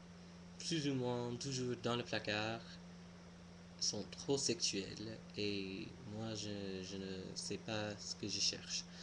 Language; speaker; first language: French; non-native, fluent; English